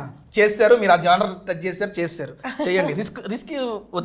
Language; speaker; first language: Telugu; native; Telugu